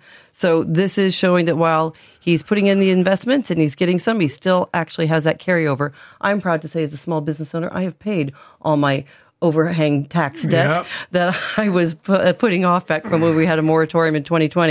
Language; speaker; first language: English; native; English